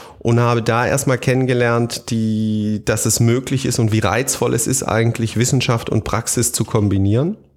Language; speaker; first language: German; native; German